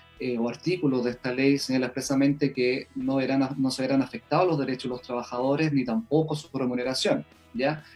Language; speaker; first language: Spanish; native; Spanish